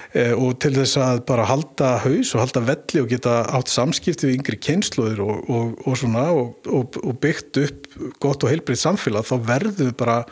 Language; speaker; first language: Icelandic; native; Icelandic